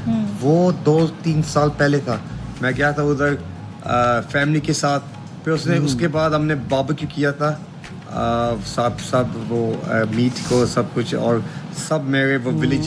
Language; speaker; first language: Hindi; early bilingual, heritage; Hindi